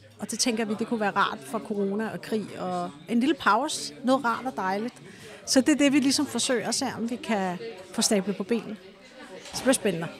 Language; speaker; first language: Danish; native; Danish